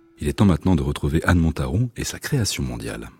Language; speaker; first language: French; native; French